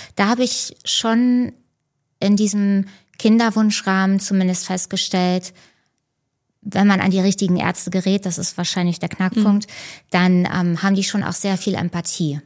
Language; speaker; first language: German; native; German